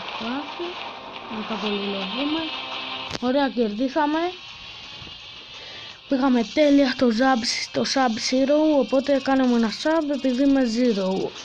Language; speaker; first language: Greek; native; Greek